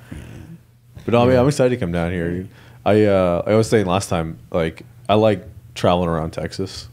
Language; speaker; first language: English; native; English